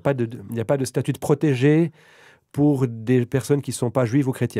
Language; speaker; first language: French; native; French